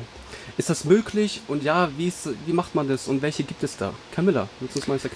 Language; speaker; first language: German; native; German